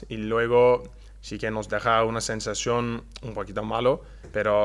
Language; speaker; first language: Spanish; non-native, learner; Turkish